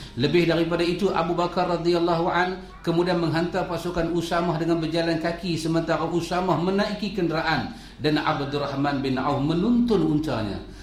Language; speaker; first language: Malay; native; Malay